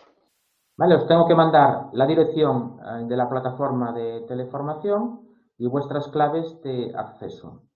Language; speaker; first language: Spanish; native; Spanish